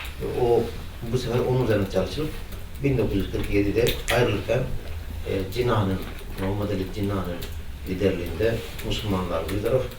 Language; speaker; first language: Turkish; non-native, fluent; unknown